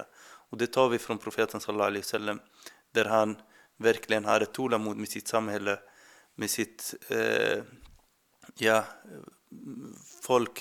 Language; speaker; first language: Swedish; non-native, fluent; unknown